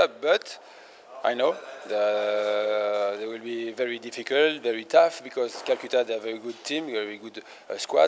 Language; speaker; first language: English; non-native, fluent; French